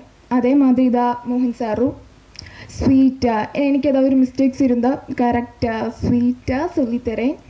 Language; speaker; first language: Tamil; non-native, learner; Malayalam